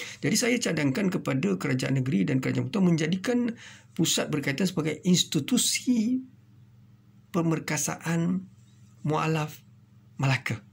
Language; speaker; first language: Malay; non-native, local second language; Tamil